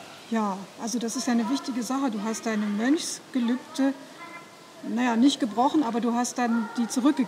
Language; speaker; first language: German; native; German